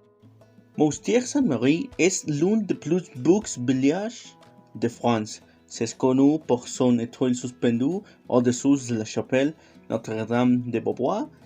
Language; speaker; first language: French; non-native, learner; Spanish